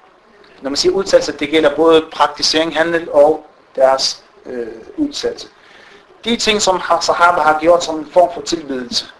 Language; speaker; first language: Danish; non-native, fluent; Arabic